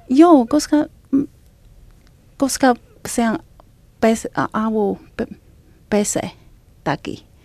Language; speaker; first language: Finnish; non-native, learner; Chinese